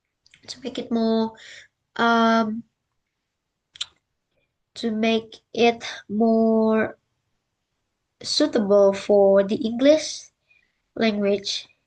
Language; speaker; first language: English; non-native, learner; Indonesian